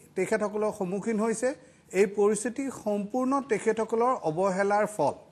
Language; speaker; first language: Assamese; native; Assamese